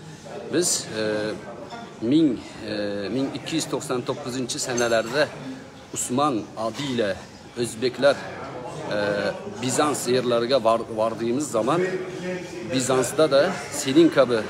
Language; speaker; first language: Turkish; non-native, learner; Uzbek